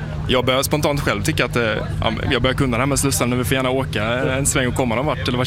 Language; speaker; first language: Swedish; native; Swedish